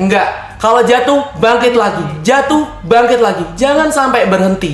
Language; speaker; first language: Indonesian; native; Indonesian